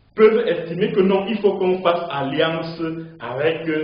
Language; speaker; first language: French; native; French